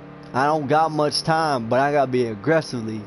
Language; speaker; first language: English; native; English